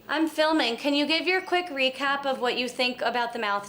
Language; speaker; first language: English; native; English